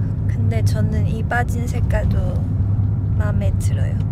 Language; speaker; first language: Korean; non-native, fluent; Chinese